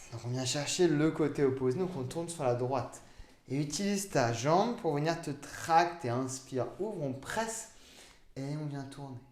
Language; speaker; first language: French; native; French